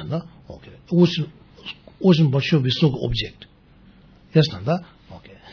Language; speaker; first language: Russian; non-native, learner; Tibetan